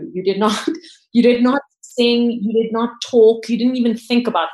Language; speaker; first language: English; native; English